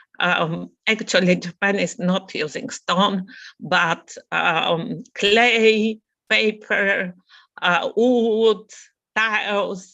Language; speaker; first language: English; non-native, fluent; Bulgarian